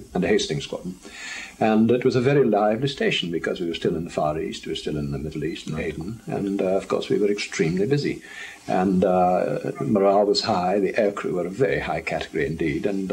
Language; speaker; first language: English; native; English